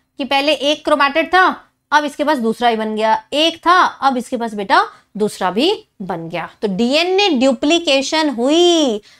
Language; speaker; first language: Hindi; native; Hindi